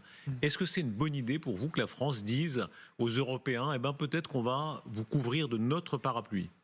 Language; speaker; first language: French; native; French